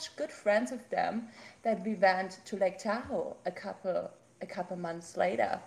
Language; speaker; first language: English; non-native, fluent; German